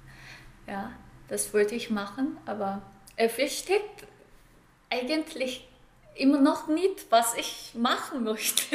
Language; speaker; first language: German; non-native, fluent; Korean